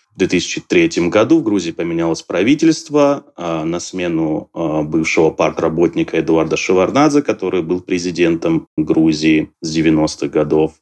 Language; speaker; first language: Russian; non-native, local second language; Georgian